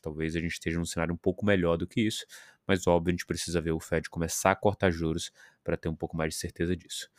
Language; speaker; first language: Portuguese; native; Portuguese